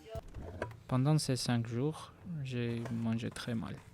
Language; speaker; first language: French; non-native, learner; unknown